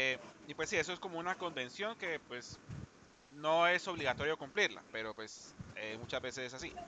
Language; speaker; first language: Spanish; native; Spanish